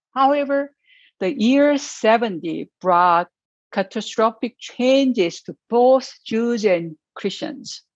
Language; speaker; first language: English; non-native, fluent; Korean